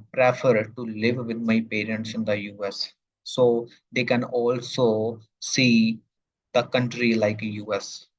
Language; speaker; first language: English; non-native, local second language; Punjabi